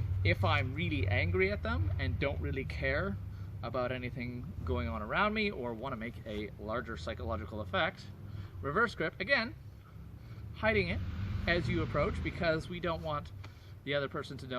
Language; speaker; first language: English; native; English